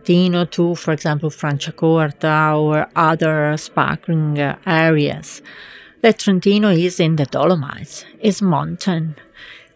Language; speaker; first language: English; non-native, fluent; Italian